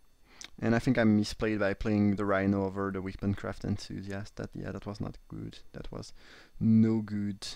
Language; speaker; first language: English; non-native, fluent; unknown